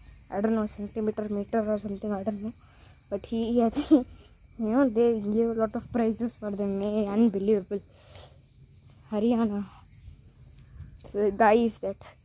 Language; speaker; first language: English; non-native, local second language; Konkani